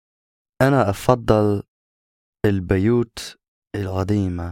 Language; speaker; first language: Arabic; non-native, learner; English